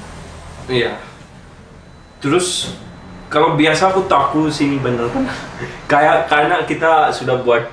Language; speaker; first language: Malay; non-native, learner; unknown